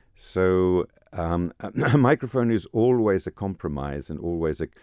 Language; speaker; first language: English; native; English